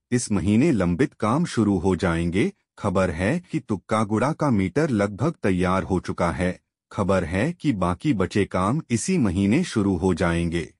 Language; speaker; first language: Hindi; non-native, local second language; Telugu